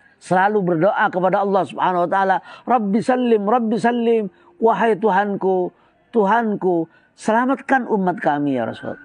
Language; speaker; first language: Indonesian; non-native, local second language; Madurese